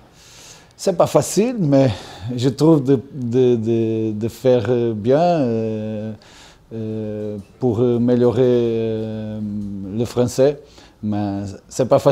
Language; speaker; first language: French; non-native, learner; Portuguese